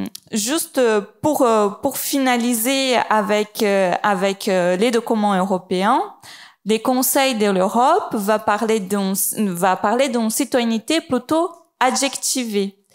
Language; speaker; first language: French; non-native, fluent; Portuguese